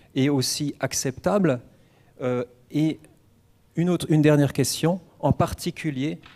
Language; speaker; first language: French; native; French